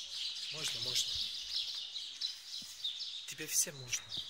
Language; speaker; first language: Russian; non-native, learner; Turkish